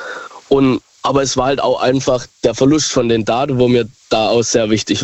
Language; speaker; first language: German; native; German